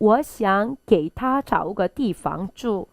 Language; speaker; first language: Chinese; non-native, fluent; Korean